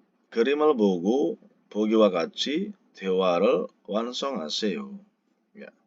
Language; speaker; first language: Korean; non-native, fluent; Indonesian